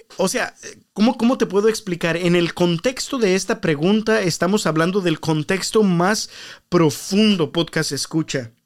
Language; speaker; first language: Spanish; early bilingual, heritage; Spanish